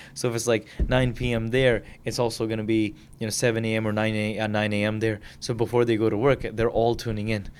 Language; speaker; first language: English; early bilingual, other home language; Punjabi